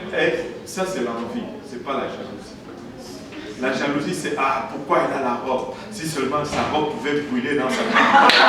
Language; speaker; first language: French; non-native, local second language; Swahili